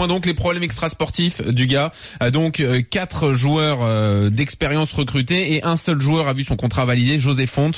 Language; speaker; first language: French; native; French